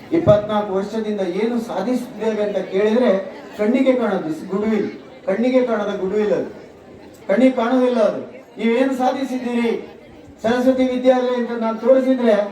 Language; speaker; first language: Kannada; native; Kannada